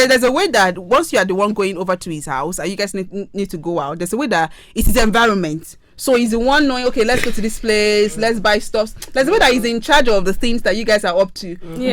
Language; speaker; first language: English; non-native, local second language; Yoruba